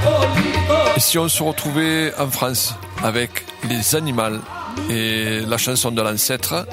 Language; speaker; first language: French; native; French